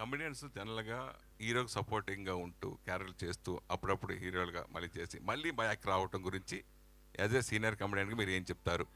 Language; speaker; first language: Telugu; native; Telugu